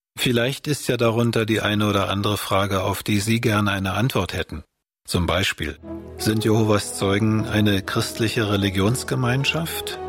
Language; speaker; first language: German; native; German